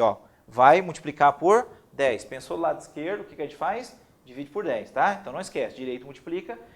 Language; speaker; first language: Portuguese; native; Portuguese